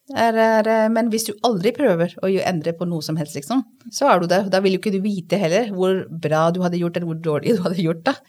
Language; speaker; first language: Norwegian; non-native, fluent; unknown